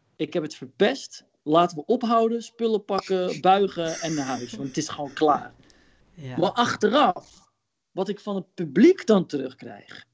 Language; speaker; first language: Dutch; early bilingual, other home language; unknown